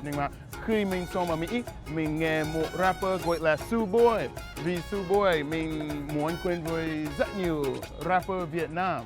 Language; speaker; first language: Vietnamese; non-native, learner; English